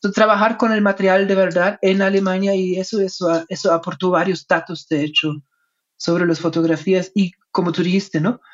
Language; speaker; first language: Spanish; non-native, fluent; German